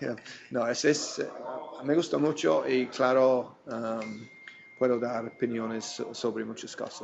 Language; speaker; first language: Spanish; non-native, fluent; English